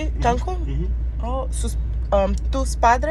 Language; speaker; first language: Spanish; non-native, learner; English